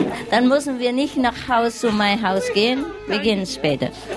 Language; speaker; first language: German; non-native, learner; Vietnamese